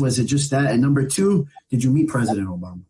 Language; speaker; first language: English; native; English